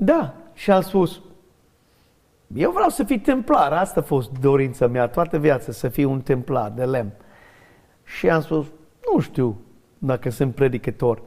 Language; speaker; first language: Romanian; non-native, fluent; English